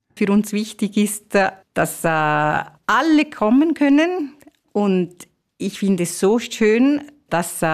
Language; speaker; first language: German; non-native, fluent; Italian